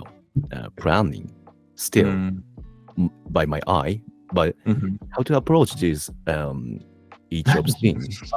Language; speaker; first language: English; non-native, learner; Japanese